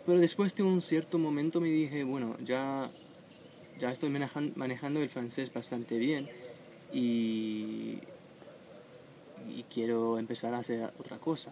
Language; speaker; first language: Spanish; non-native, fluent; English